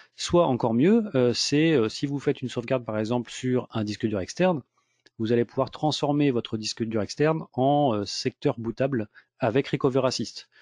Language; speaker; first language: French; native; French